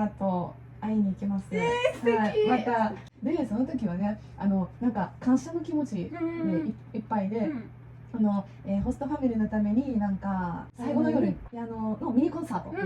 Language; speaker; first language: Japanese; non-native, fluent; Russian